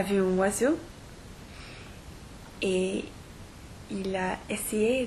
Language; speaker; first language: French; non-native, learner; English